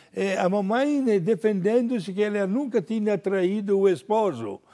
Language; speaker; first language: Portuguese; non-native, fluent; Italian